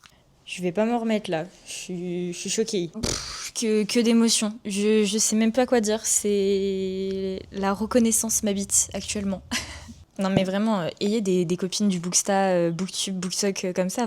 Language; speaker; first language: French; native; French